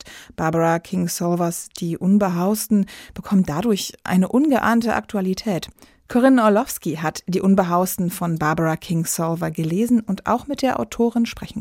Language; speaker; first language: German; native; German